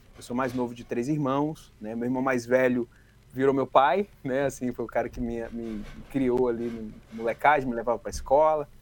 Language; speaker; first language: Portuguese; native; Portuguese